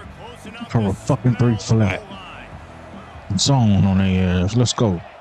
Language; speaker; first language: English; native; English